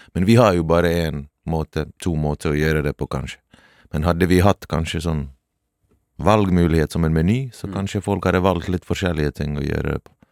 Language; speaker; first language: Norwegian; early bilingual, other home language; Bosnian